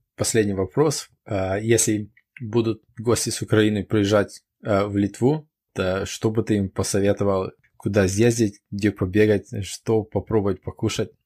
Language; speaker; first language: Russian; non-native, local second language; Ukrainian